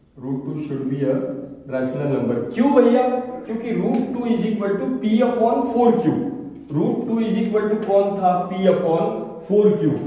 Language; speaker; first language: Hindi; native; Hindi